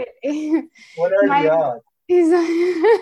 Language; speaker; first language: English; non-native, fluent; Spanish